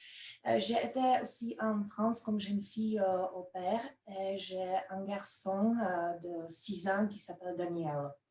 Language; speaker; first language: French; non-native, fluent; Czech